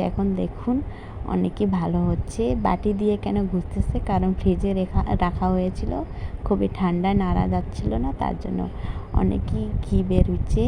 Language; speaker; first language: Bangla; non-native, local second language; Nepali